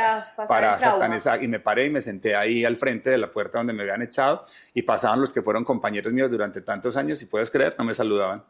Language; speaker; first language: Spanish; native; Spanish